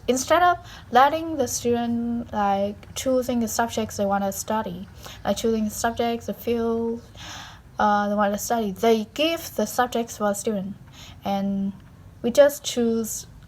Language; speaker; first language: English; non-native, learner; Vietnamese